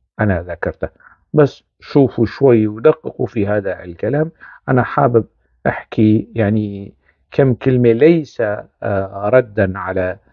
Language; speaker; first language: Arabic; non-native, local second language; Kurdish